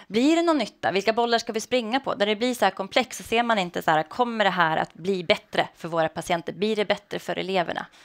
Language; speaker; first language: Swedish; native; Swedish